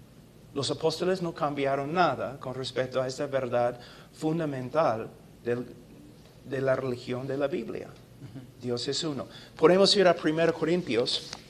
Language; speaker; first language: Spanish; non-native, fluent; English